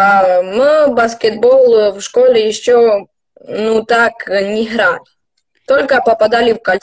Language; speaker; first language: Russian; non-native, local second language; Ukrainian